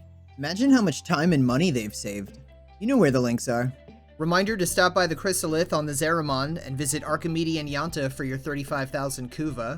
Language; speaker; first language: English; native; English